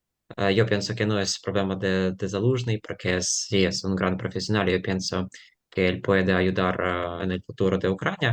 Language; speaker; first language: Spanish; non-native, fluent; Ukrainian